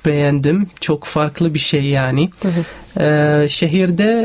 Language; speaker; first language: Turkish; non-native, learner; Arabic